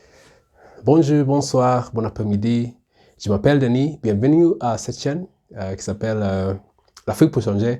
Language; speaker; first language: French; non-native, learner; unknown